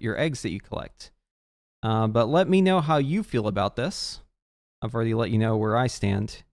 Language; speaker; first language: English; native; English